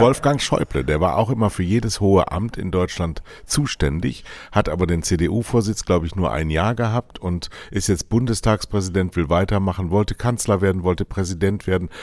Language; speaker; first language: German; native; German